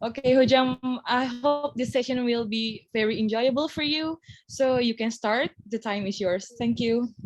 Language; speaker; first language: English; non-native, fluent; Indonesian